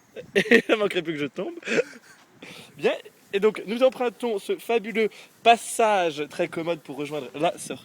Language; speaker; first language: French; native; French